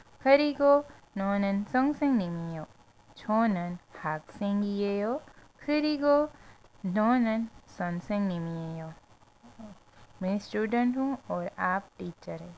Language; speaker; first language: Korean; non-native, fluent; Hindi